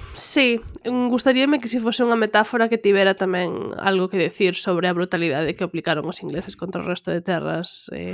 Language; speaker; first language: Galician; native; Galician